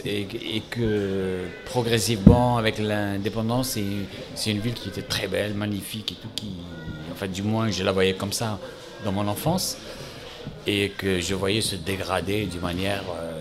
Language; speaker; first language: French; non-native, local second language; Arabic